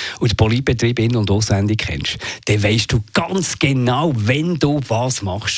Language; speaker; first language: German; native; German